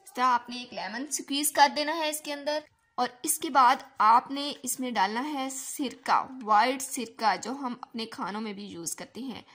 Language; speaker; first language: Urdu; native; Urdu